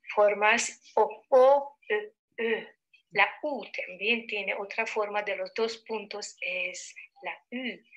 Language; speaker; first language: Spanish; non-native, fluent; Hungarian